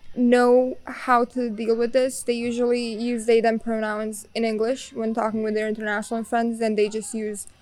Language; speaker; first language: English; non-native, fluent; Bosnian